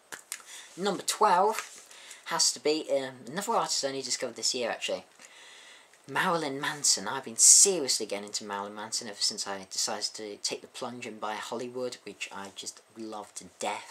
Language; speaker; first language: English; native; English